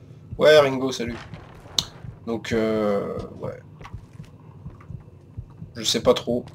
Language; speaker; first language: French; native; French